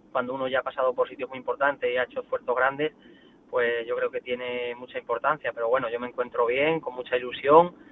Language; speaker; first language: Spanish; native; Spanish